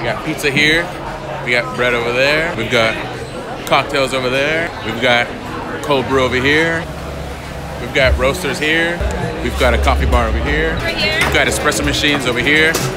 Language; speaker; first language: English; early bilingual, other home language; Spanish